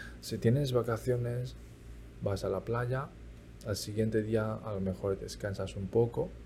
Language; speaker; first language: Spanish; early bilingual, other home language; Chinese